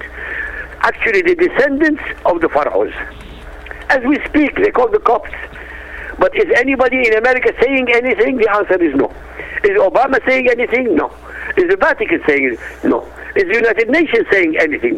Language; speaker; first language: English; non-native, fluent; Arabic